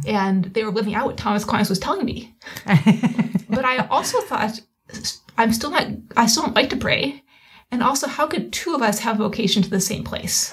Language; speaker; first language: English; native; English